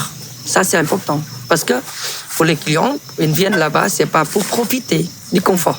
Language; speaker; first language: French; non-native, fluent; Vietnamese